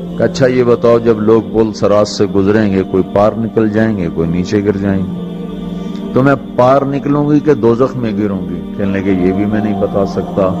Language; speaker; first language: Urdu; non-native, local second language; Punjabi